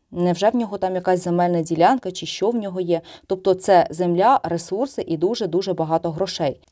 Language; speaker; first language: Ukrainian; non-native, local second language; Russian